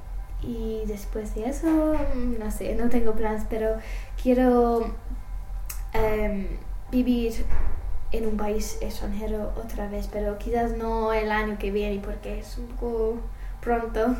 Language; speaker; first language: Spanish; non-native, learner; English